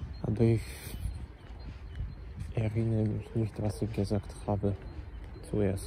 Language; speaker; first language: German; non-native, learner; Ukrainian